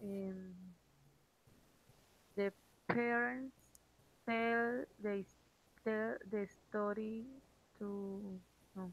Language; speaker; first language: English; non-native, learner; Spanish